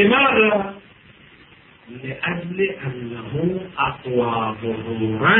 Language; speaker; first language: Arabic; native; Arabic